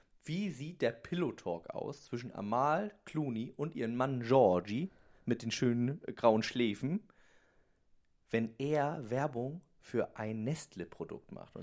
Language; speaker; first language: German; native; German